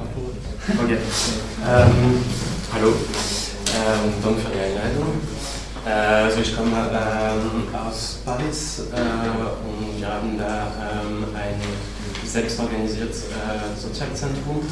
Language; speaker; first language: German; non-native, fluent; French